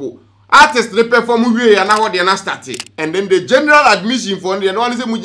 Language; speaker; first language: English; non-native, local second language; Akan